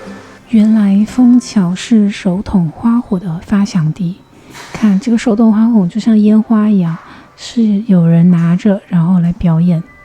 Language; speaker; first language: Chinese; native; Chinese